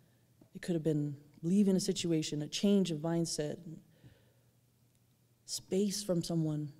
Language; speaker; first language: English; native; English